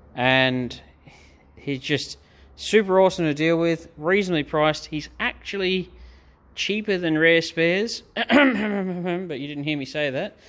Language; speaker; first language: English; native; English